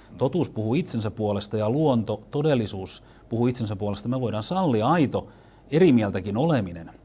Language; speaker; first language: Finnish; native; Finnish